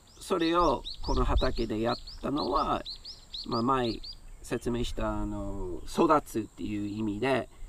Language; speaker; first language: Japanese; non-native, fluent; English